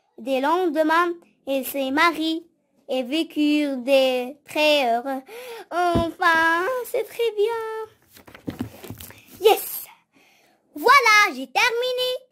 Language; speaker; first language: French; non-native, local second language; Arabic